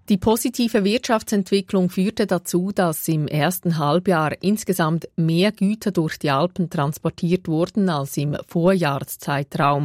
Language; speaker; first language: German; native; German